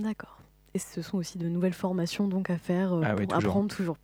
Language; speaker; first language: French; native; French